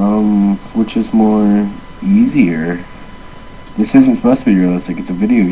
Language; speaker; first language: English; native; English